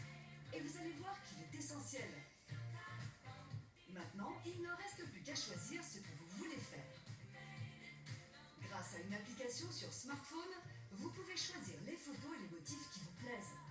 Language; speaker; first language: French; native; French